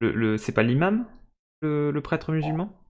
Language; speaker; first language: French; native; French